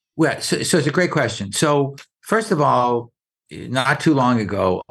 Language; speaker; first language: English; native; English